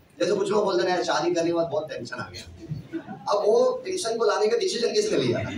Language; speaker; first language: Hindi; non-native, local second language; Kannada